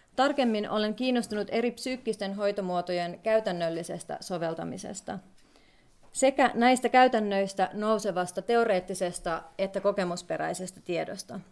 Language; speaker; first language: Finnish; native; Finnish